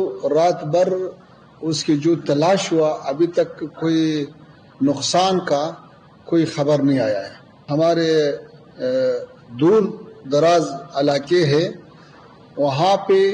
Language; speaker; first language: Hindi; non-native, fluent; Pashto